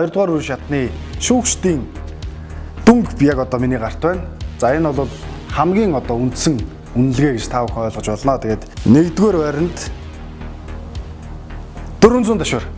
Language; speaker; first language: Mongolian; native; Mongolian